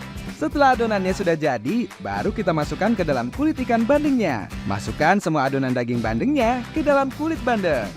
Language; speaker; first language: Indonesian; native; Indonesian